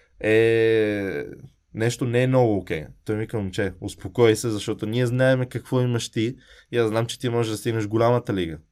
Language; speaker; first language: Bulgarian; early bilingual, heritage; Bulgarian